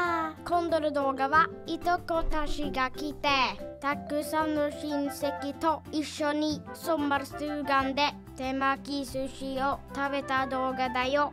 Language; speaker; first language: Japanese; early bilingual, heritage; Swedish